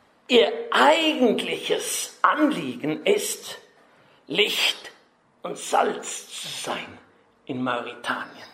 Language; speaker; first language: German; native; German